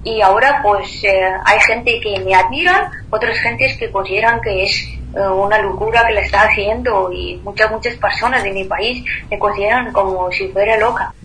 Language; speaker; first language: Spanish; non-native, fluent; Persian